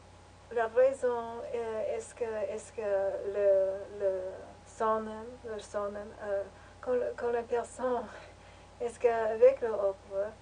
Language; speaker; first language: French; non-native, learner; English